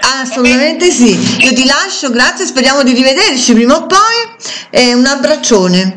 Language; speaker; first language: Italian; native; Italian